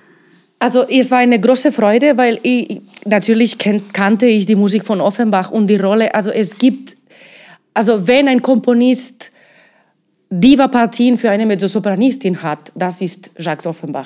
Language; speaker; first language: German; non-native, fluent; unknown